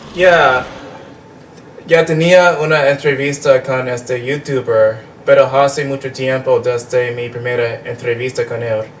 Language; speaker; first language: Spanish; non-native, fluent; English